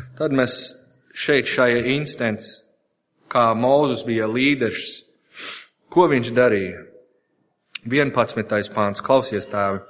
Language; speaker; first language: Latvian; non-native, fluent; English